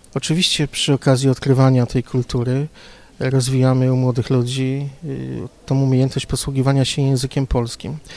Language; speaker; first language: Polish; native; Polish